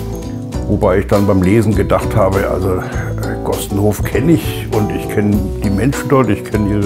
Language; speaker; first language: German; native; German